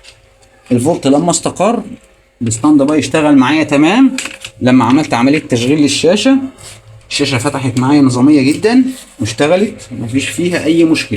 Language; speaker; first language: Arabic; native; Arabic